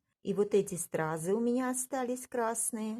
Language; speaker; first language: Russian; native; Russian